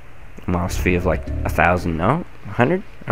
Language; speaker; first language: English; native; English